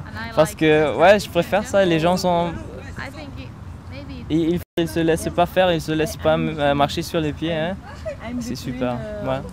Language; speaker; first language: French; non-native, fluent; German